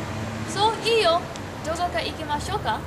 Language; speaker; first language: Japanese; non-native, learner; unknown